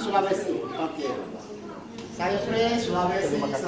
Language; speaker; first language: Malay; non-native, local second language; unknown